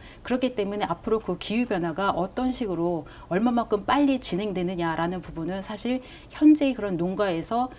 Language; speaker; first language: Korean; native; Korean